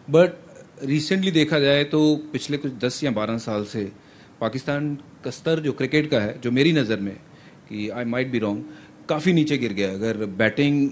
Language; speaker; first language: Hindi; non-native, local second language; Punjabi